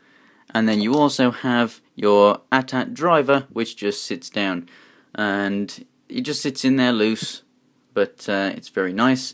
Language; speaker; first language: English; native; English